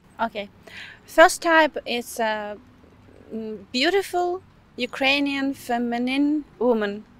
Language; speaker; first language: English; non-native, fluent; Ukrainian